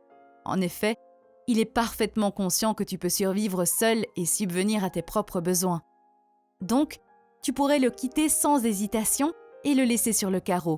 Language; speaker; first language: French; native; French